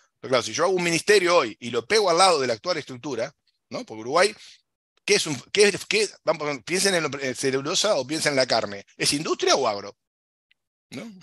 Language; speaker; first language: Spanish; native; Spanish